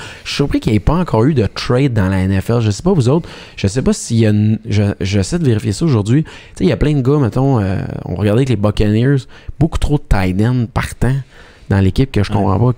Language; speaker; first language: French; native; French